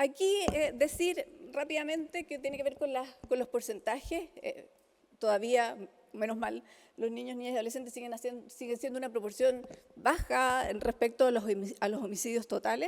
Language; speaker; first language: Spanish; native; Spanish